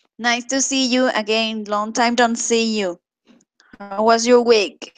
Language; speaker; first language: English; non-native, fluent; Spanish